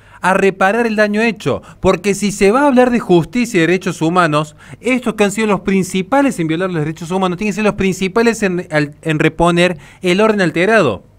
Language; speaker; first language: Spanish; native; Spanish